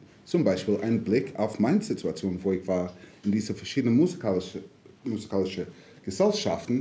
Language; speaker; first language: German; non-native, fluent; English